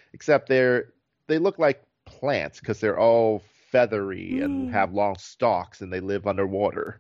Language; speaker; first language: English; native; English